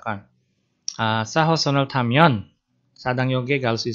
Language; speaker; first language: Korean; non-native, fluent; Indonesian